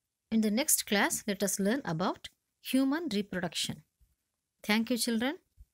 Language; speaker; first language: English; non-native, local second language; Tamil